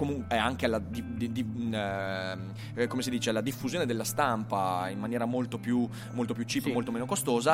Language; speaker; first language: Italian; native; Italian